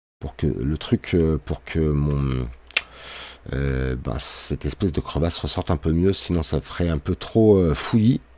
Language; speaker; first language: French; native; French